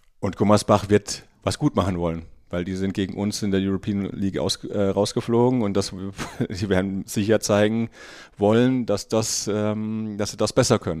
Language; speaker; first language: German; native; German